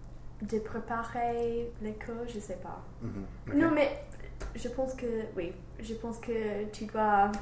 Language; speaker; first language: French; non-native, learner; English